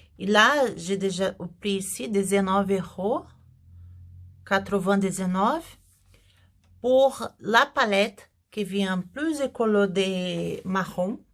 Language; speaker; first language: French; non-native, learner; Portuguese